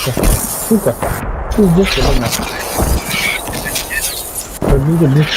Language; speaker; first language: Russian; non-native, local second language; Yakut